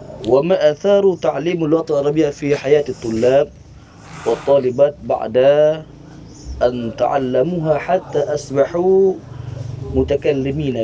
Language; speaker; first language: Arabic; non-native, fluent; Indonesian